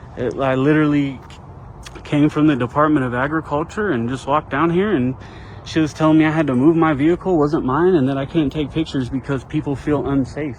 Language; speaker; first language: English; native; English